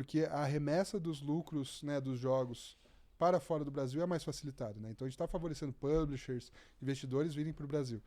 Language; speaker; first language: Portuguese; native; Portuguese